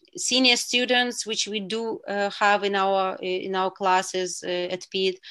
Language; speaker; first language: English; non-native, fluent; Uzbek